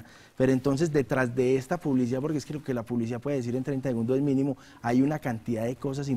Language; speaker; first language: Spanish; native; Spanish